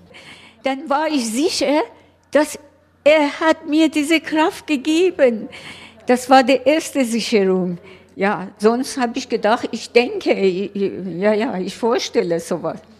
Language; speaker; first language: German; non-native, learner; Persian